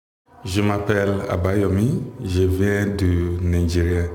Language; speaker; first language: French; non-native, learner; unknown